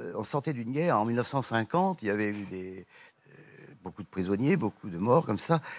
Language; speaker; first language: French; native; French